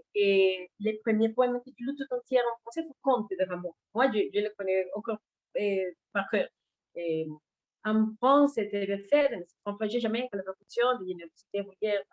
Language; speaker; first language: French; non-native, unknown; Spanish